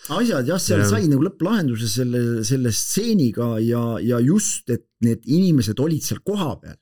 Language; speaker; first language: Estonian; native; Estonian